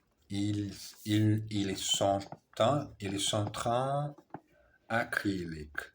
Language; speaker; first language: French; non-native, learner; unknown